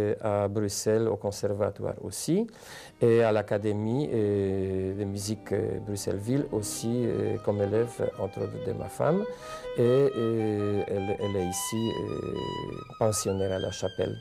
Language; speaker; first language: French; non-native, fluent; Polish